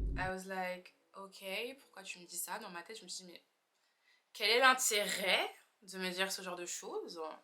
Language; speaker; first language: French; native; French